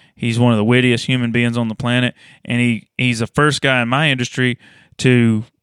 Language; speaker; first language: English; native; English